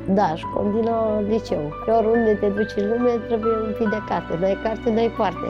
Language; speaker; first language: Romanian; non-native, local second language; Romany